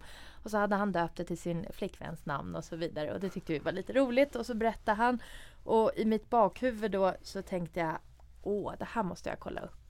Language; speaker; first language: Swedish; early bilingual, other home language; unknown